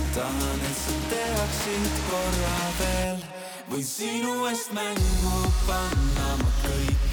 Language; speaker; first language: Estonian; native; Estonian